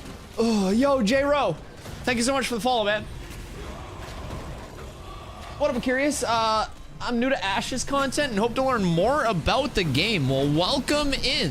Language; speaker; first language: English; native; English